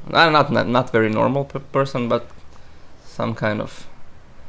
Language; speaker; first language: English; non-native, fluent; Croatian